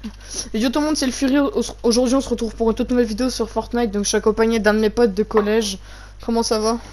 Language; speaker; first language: French; native; French